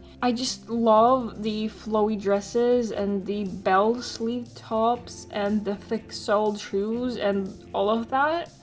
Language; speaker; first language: English; non-native, fluent; Polish